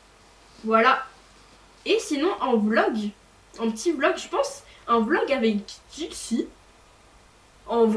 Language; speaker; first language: French; native; French